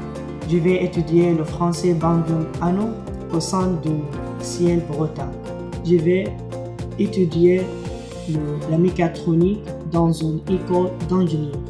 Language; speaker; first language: French; non-native, learner; Arabic